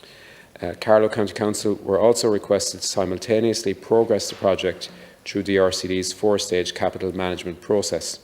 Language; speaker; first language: English; native; English